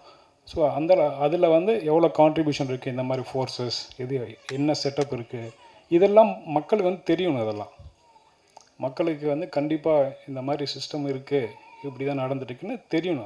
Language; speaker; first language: Tamil; native; Tamil